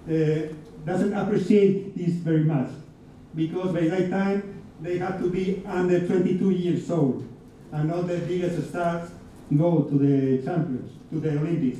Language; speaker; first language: English; non-native, fluent; Spanish